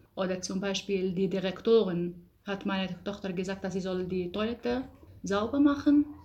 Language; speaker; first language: German; non-native, learner; Arabic